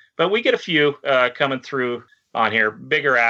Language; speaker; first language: English; native; English